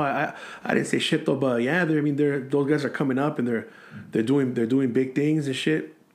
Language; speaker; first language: English; native; English